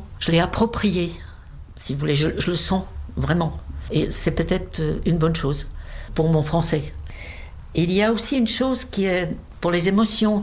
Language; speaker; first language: French; non-native, fluent; Czech